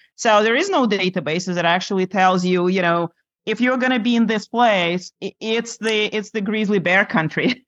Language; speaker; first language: English; non-native, fluent; Lithuanian